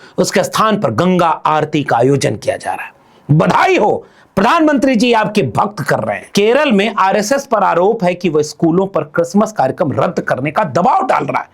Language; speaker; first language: Hindi; native; Hindi